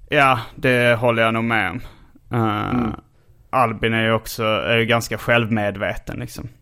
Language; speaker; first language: Swedish; native; Swedish